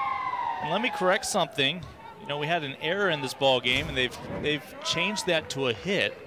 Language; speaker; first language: English; native; English